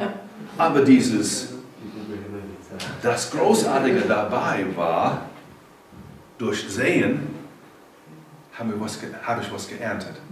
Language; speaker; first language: German; non-native, learner; English